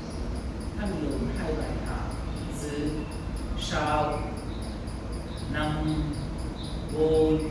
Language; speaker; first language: Vietnamese; non-native, learner; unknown